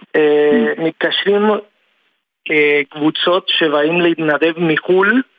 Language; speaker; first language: Hebrew; non-native, fluent; Spanish